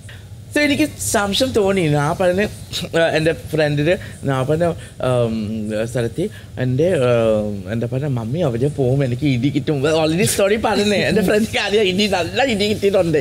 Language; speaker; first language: Malayalam; non-native, fluent; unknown